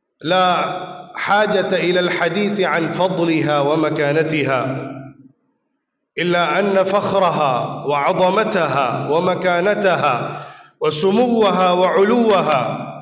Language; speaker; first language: Arabic; non-native, fluent; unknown